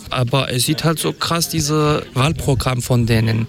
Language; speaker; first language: German; non-native, fluent; Kurdish